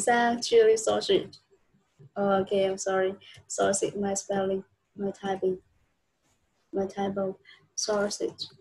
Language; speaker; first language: English; non-native, fluent; Vietnamese